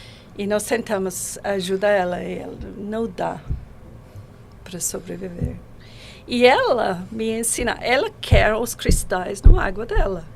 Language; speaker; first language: Portuguese; non-native, learner; English